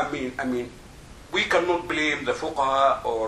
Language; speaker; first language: English; non-native, fluent; Arabic